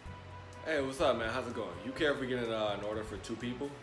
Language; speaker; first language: English; native; English